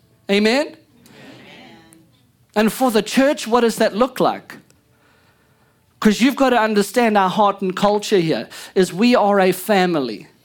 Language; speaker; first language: English; native; English